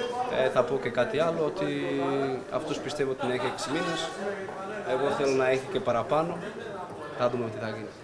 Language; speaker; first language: Greek; non-native, fluent; Portuguese